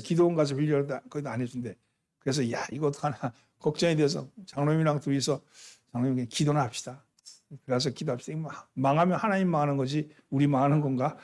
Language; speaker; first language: Korean; native; Korean